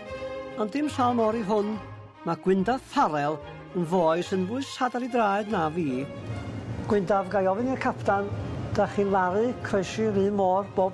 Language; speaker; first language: Welsh; native; Welsh